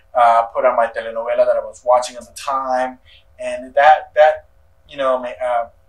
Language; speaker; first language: English; early bilingual, other home language; Spanish